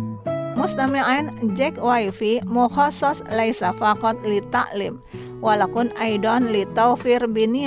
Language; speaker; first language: Arabic; non-native, learner; Indonesian